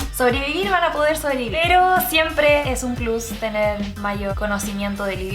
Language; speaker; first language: Spanish; early bilingual, other home language; Korean